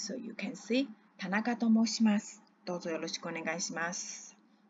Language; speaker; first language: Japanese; non-native, fluent; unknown